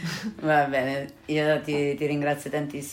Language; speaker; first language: Italian; native; Italian